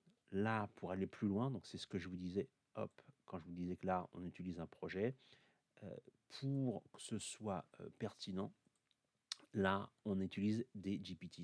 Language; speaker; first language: French; native; French